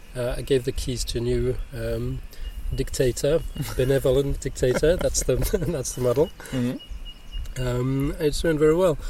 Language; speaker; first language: English; non-native, fluent; French